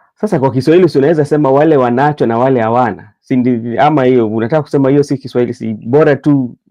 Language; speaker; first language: Swahili; non-native, local second language; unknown